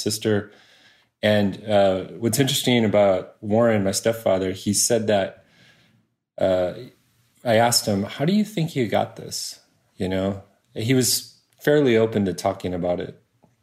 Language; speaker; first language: English; native; English